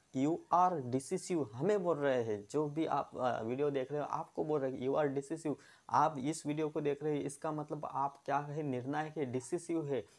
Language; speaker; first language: Hindi; non-native, local second language; Marathi